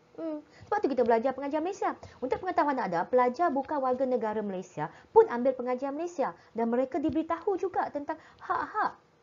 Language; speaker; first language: Malay; native; Malay